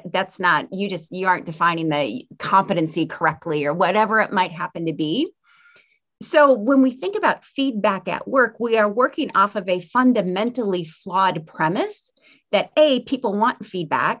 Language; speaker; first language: English; native; English